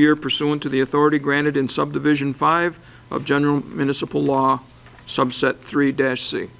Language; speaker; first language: English; native; English